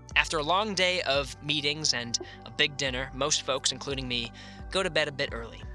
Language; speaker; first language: English; native; English